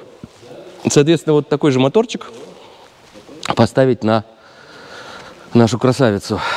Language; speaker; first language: Russian; native; Russian